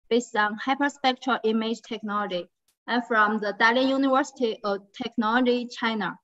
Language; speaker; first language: English; non-native, fluent; Chinese